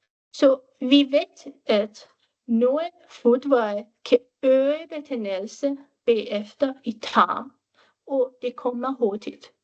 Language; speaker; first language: Danish; non-native, fluent; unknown